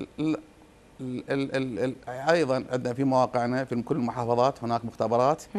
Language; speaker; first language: Arabic; native; Arabic